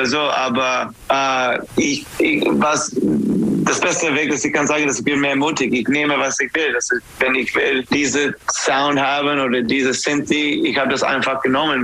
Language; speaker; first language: German; non-native, learner; English